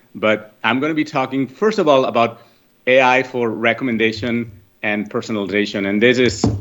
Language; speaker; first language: English; non-native, fluent; Catalan